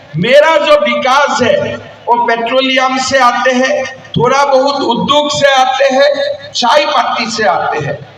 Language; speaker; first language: Hindi; non-native, local second language; Assamese